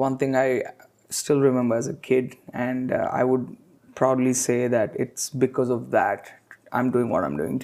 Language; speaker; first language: English; non-native, local second language; Telugu